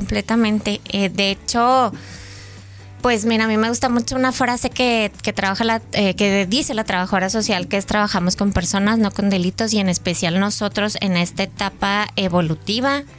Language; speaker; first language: Spanish; native; Spanish